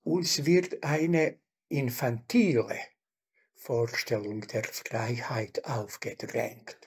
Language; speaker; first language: German; non-native, fluent; Bosnian